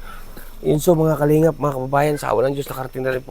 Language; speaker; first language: Filipino; native; Filipino